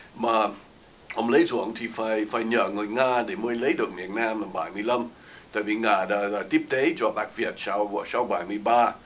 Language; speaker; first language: Vietnamese; non-native, fluent; English